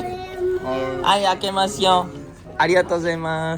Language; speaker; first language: Japanese; non-native, fluent; Filipino